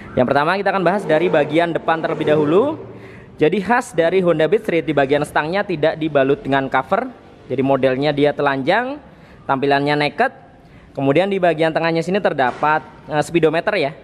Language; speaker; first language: Indonesian; native; Indonesian